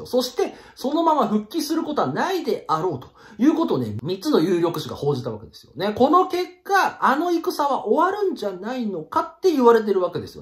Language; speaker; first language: Japanese; native; Japanese